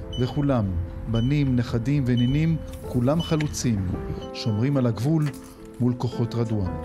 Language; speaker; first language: Hebrew; native; Hebrew